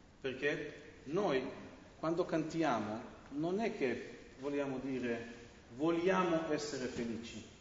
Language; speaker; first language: Italian; non-native, fluent; Hebrew